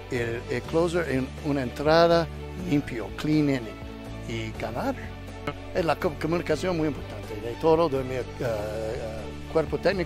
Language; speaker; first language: Spanish; non-native, learner; English